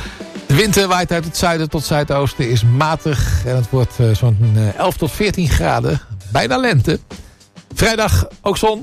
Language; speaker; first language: Dutch; native; Dutch